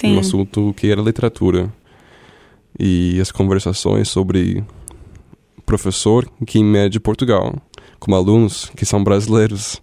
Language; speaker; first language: Portuguese; non-native, fluent; English